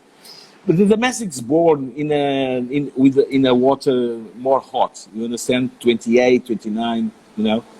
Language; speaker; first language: English; non-native, learner; Portuguese